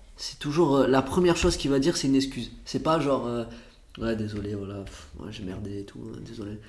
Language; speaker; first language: French; early bilingual, other home language; Portuguese